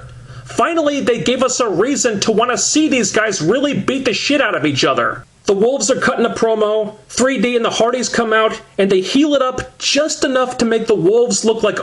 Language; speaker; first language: English; native; English